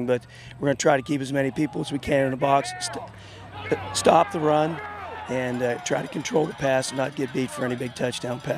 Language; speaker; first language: English; native; English